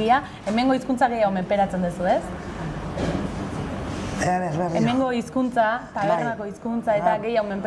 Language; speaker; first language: Basque; native; Basque